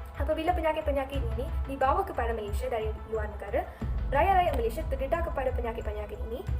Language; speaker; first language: Malay; non-native, local second language; Tamil